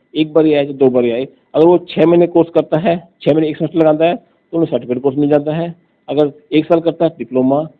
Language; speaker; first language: Hindi; non-native, local second language; Punjabi